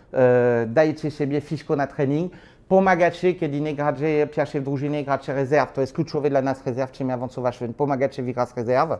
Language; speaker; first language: Polish; non-native, learner; French